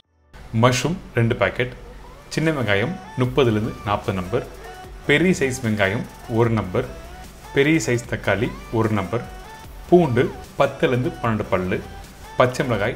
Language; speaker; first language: Tamil; native; Tamil